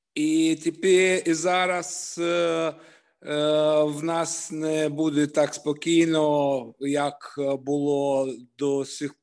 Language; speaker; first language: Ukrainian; non-native, local second language; Russian